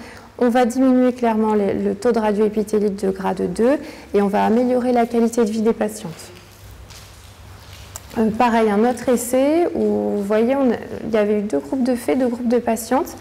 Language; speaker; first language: French; native; French